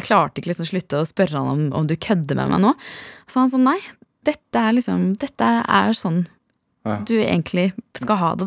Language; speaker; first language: Norwegian; native; Norwegian